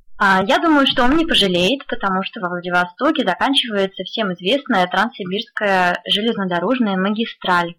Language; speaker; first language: Russian; native; Russian